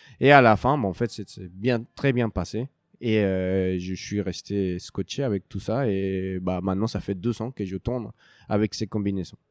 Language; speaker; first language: French; non-native, fluent; Spanish